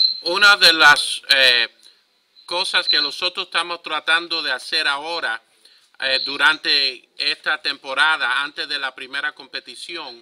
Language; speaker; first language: Spanish; early bilingual, heritage; Spanish